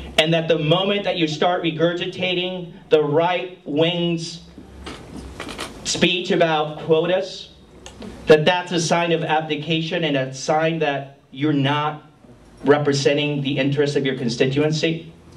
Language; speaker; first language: English; early bilingual, other home language; Spanish